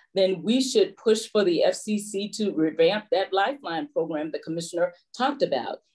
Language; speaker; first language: English; native; English